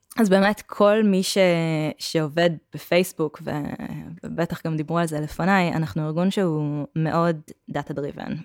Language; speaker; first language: Hebrew; native; Hebrew